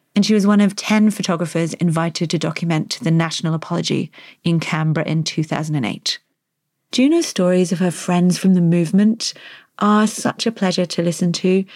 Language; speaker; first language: English; native; English